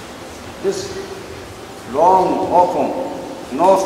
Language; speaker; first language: English; non-native, learner; Japanese